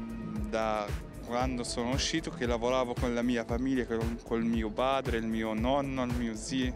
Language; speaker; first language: Italian; non-native, learner; Arabic